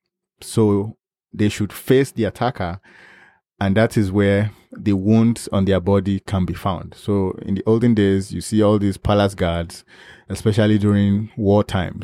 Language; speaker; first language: English; non-native, local second language; Yoruba